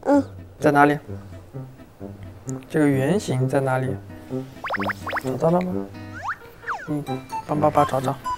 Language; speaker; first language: Chinese; native; Chinese